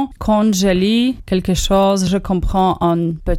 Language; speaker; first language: French; non-native, learner; Slovak